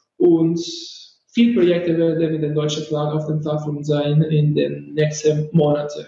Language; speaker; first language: German; non-native, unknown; Italian